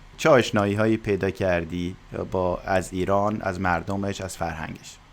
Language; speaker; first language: Persian; native; Persian